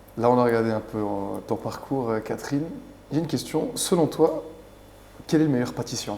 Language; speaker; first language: French; native; French